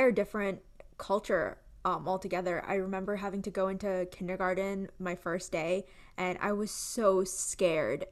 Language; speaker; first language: English; early bilingual, other home language; Gujarati